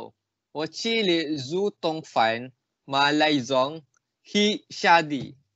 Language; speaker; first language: Chinese; non-native, learner; Malay